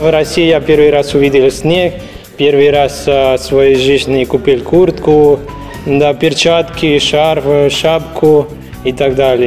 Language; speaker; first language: Russian; non-native, fluent; Spanish